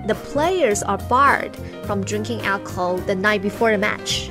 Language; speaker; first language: English; non-native, fluent; Chinese